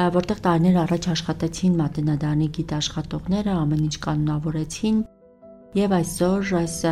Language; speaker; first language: Armenian; native; Armenian